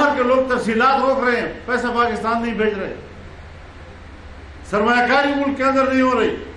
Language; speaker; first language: Urdu; non-native, local second language; Pashto